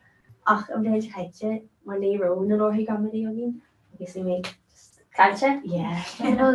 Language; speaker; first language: Irish; non-native, local second language; English